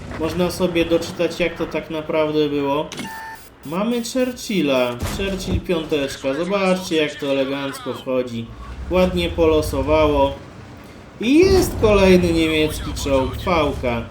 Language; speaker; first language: Polish; native; Polish